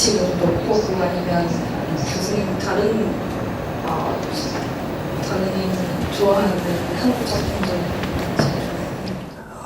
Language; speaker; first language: Korean; non-native, learner; Chinese